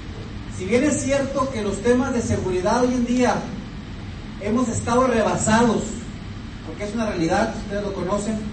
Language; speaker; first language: Spanish; native; Spanish